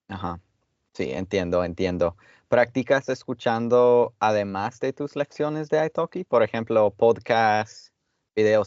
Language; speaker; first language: Spanish; non-native, fluent; English